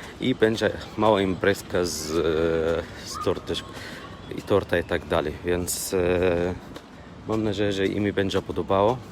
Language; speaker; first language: Polish; non-native, learner; Arabic